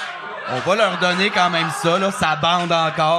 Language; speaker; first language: French; native; French